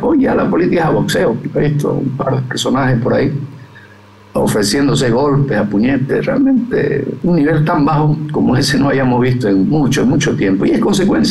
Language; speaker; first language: Spanish; native; Spanish